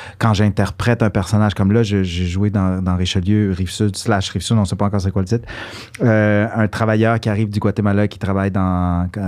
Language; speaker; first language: French; early bilingual, other home language; Spanish